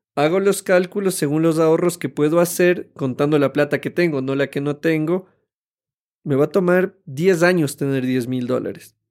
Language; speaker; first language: Spanish; native; Spanish